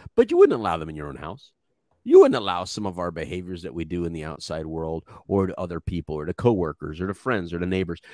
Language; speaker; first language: English; native; English